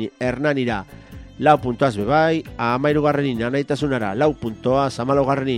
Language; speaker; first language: Basque; native; Basque